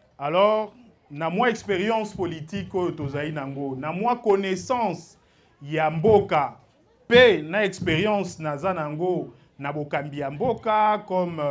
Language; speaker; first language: Lingala; native; Lingala